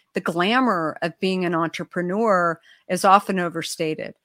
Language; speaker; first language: English; native; English